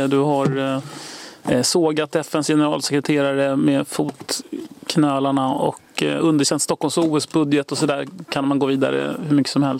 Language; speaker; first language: Swedish; native; Swedish